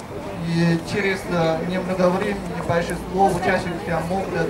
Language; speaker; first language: Russian; non-native, fluent; Chinese